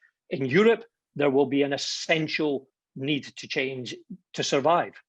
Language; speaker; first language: English; native; English